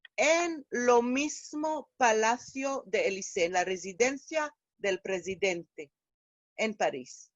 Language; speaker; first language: Spanish; non-native, fluent; Hebrew